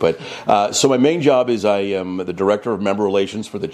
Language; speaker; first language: English; native; English